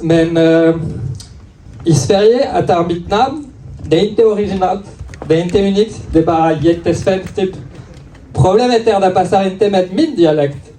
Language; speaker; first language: Swedish; non-native, learner; French